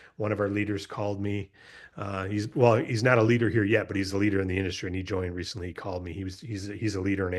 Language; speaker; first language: English; native; English